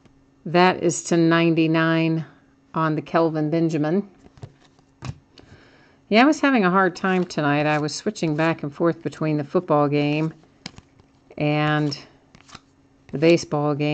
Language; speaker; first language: English; native; English